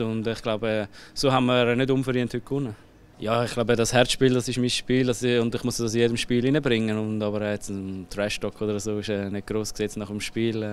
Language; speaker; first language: German; native; German